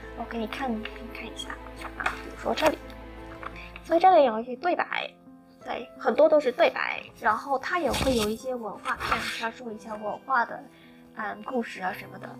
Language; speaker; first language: Chinese; non-native, fluent; Cantonese